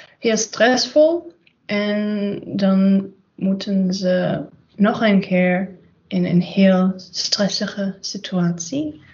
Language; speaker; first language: Dutch; non-native, learner; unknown